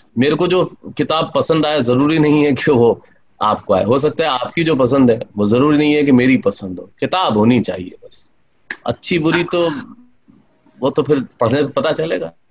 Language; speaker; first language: Hindi; native; Hindi